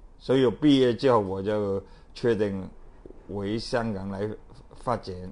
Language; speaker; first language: Chinese; non-native, local second language; Cantonese